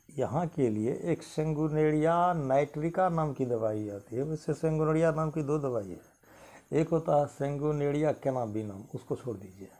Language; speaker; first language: Hindi; non-native, local second language; Maithili